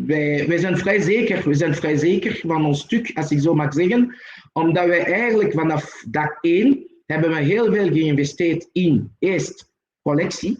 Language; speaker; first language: Dutch; non-native, local second language; French